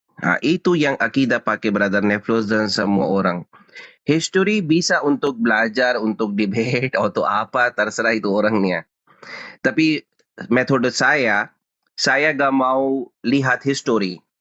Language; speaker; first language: Indonesian; non-native, learner; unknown